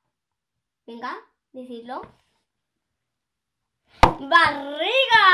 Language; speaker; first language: Spanish; native; Spanish